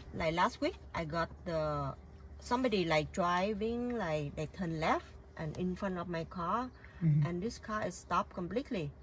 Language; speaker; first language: English; non-native, learner; Vietnamese